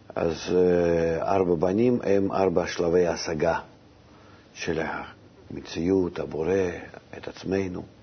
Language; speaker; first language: Hebrew; non-native, fluent; Russian